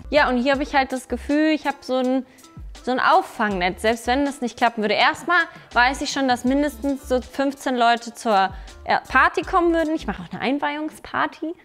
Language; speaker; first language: German; native; German